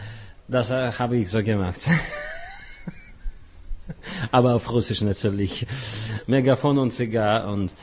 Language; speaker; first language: German; non-native, fluent; Russian